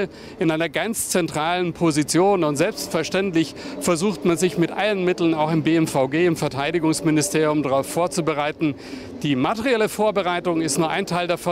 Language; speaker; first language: German; native; German